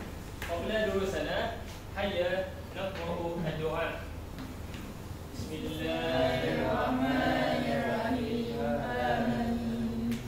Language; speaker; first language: Arabic; non-native, learner; Malay